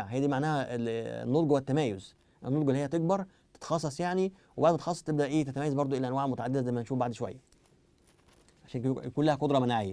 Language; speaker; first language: Arabic; native; Arabic